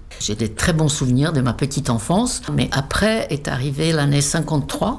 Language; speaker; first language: French; non-native, fluent; Czech